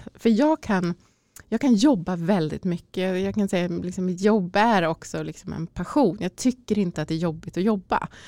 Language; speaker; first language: Swedish; native; Swedish